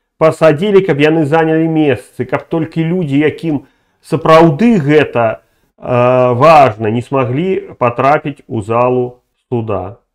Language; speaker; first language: Belarusian; non-native, local second language; Russian